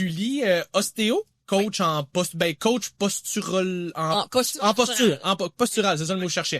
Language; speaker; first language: French; native; French